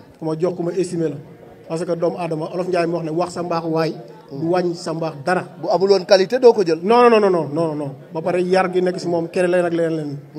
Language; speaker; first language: Wolof; non-native, local second language; Serer